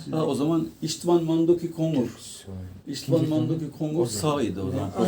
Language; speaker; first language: Turkish; native; Turkish